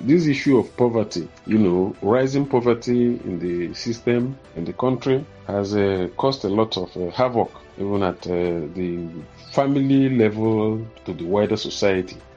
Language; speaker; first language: English; non-native, local second language; Igbo